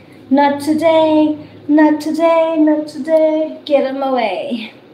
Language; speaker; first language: English; non-native, local second language; Filipino